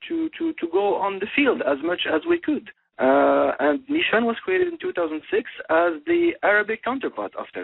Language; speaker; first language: English; non-native, fluent; Arabic